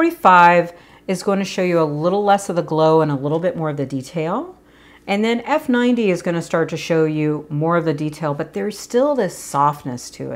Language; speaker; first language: English; native; English